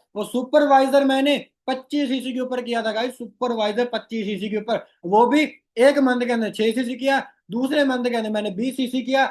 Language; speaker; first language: Hindi; non-native, local second language; Rajasthani